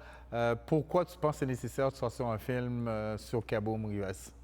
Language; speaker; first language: French; native; French